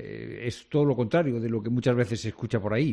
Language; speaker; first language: Spanish; native; Spanish